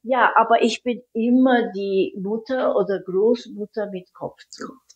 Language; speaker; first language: German; early bilingual, other home language; Turkish